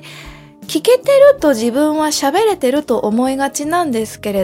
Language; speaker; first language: Japanese; native; Japanese